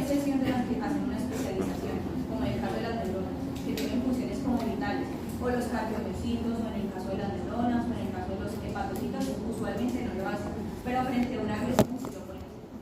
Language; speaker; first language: Spanish; native; Spanish